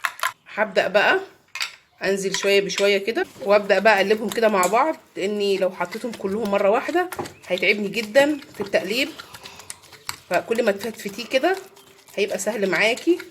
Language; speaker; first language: Arabic; native; Arabic